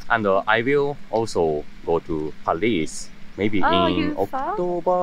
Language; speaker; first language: English; non-native, learner; Japanese